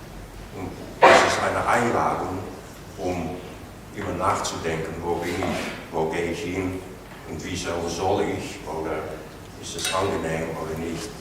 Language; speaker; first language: German; non-native, learner; Dutch